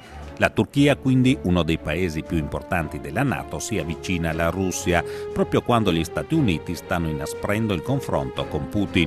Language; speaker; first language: Italian; native; Italian